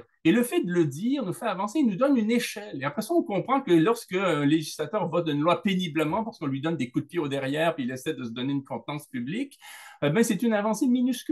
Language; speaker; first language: French; native; French